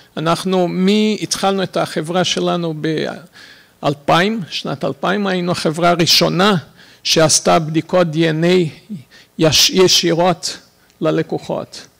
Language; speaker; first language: Hebrew; non-native, fluent; Portuguese